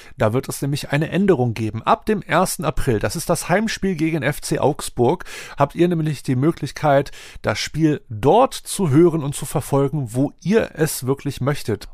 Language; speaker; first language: German; native; German